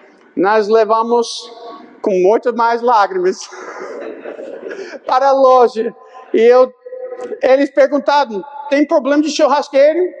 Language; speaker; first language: Portuguese; non-native, fluent; English